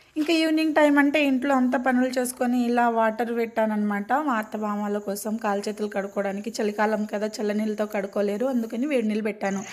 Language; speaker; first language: Telugu; native; Telugu